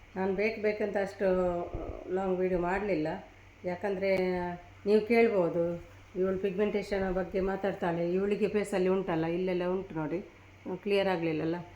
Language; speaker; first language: Kannada; native; Kannada